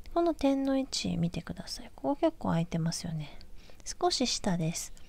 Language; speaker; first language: Japanese; native; Japanese